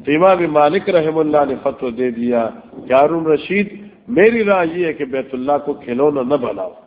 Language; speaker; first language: Urdu; non-native, local second language; Northern Hindko